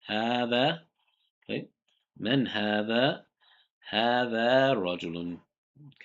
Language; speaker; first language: Arabic; non-native, fluent; English